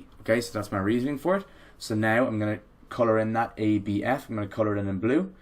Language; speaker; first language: English; native; English